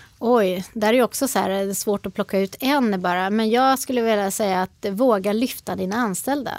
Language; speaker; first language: Swedish; native; Swedish